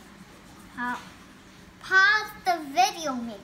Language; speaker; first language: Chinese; early bilingual, heritage; Chinese